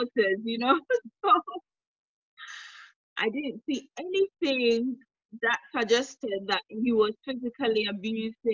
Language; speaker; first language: English; non-native, local second language; Akan